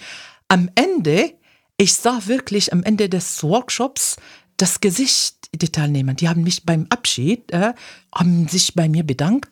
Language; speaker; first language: German; non-native, fluent; Arabic